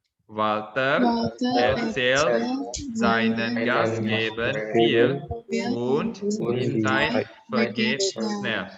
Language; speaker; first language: German; non-native, fluent; Indonesian